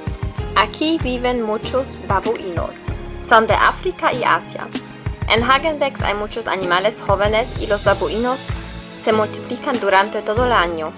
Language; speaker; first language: Spanish; non-native, learner; German